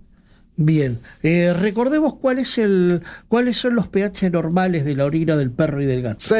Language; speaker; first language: Spanish; native; Spanish